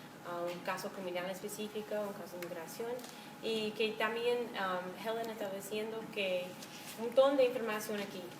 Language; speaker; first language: Spanish; non-native, fluent; English